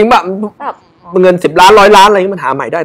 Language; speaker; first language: Thai; native; Thai